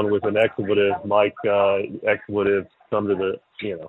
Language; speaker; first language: English; native; English